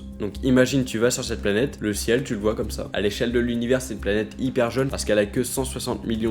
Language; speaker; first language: French; native; French